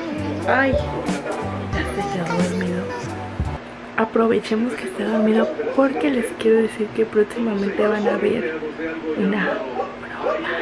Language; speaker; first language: Spanish; native; Spanish